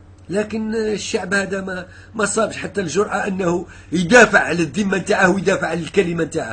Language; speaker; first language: Arabic; native; Arabic